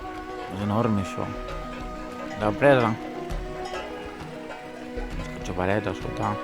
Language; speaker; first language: Catalan; native; Catalan